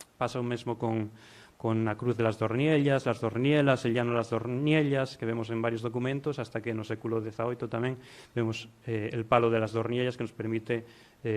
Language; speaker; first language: Spanish; non-native, local second language; Galician